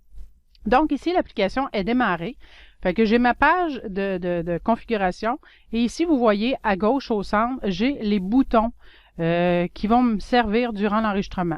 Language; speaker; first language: French; native; French